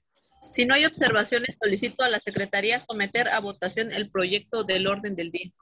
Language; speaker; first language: Spanish; native; Spanish